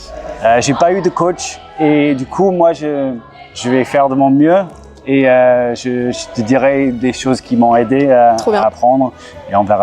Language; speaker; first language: French; non-native, fluent; English